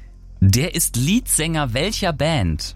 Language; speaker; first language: German; native; German